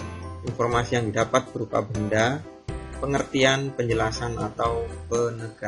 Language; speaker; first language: Indonesian; native; Indonesian